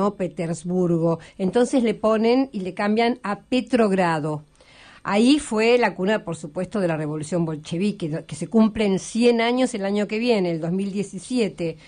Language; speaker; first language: Spanish; native; Spanish